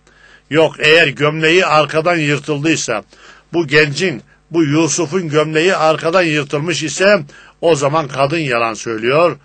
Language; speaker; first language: Turkish; native; Turkish